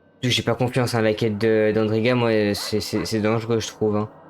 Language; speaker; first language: French; native; French